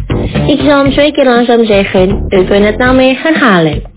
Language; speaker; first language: Dutch; non-native, learner; Indonesian